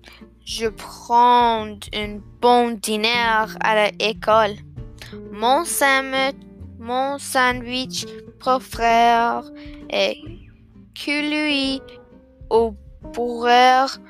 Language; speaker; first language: French; non-native, learner; English